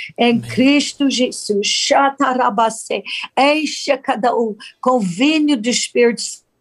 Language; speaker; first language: Portuguese; non-native, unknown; English